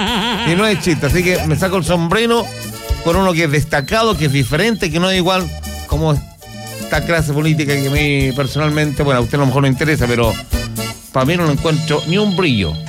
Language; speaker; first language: Spanish; native; Spanish